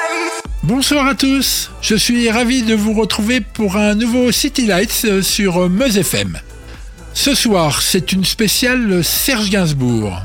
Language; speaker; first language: French; native; French